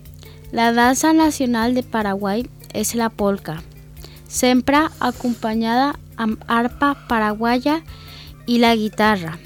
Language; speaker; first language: Catalan; early bilingual, other home language; Spanish